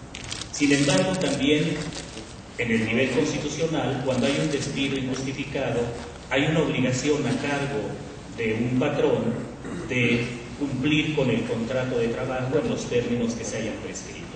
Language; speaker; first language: Spanish; native; Spanish